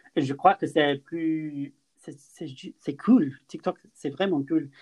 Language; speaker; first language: French; non-native, fluent; English